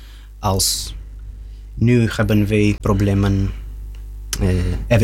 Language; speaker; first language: Dutch; non-native, learner; Russian